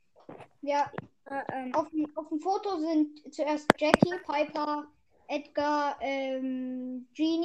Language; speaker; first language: German; native; German